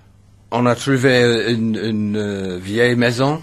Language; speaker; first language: French; non-native, learner; English